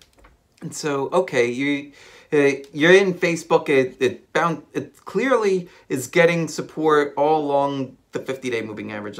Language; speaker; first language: English; native; English